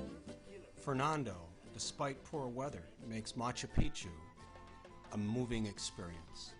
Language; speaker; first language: English; native; English